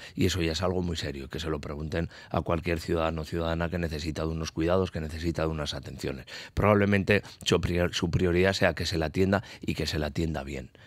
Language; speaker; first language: Spanish; native; Spanish